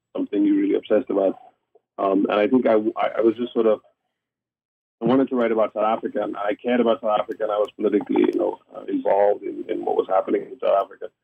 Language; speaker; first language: English; non-native, local second language; Afrikaans